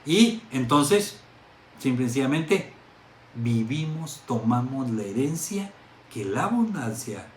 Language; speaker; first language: Spanish; native; Spanish